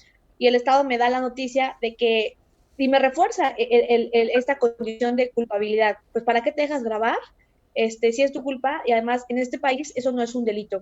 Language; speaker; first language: Spanish; native; Spanish